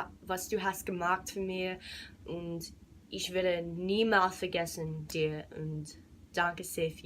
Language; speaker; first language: German; non-native, learner; English